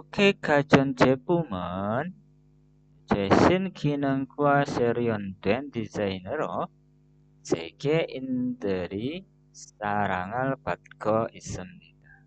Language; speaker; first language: Korean; non-native, fluent; Indonesian